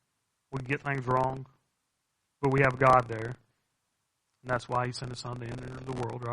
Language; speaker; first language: English; native; English